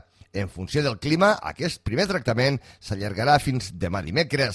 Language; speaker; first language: Catalan; native; Catalan